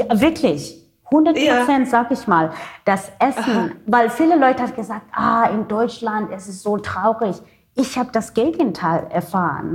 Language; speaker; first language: German; non-native, learner; Xhosa